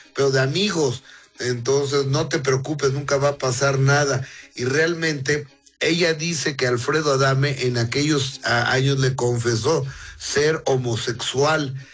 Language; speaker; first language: Spanish; native; Spanish